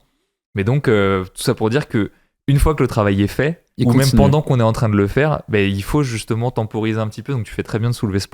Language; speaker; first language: French; native; French